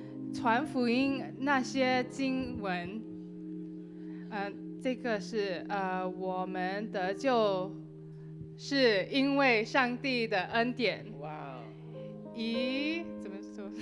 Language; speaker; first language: Chinese; non-native, learner; English